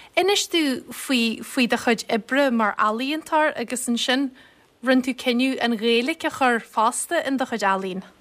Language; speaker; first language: Irish; native; Irish